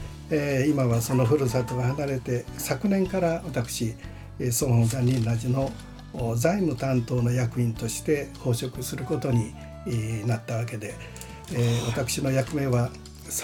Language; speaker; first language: Japanese; native; Japanese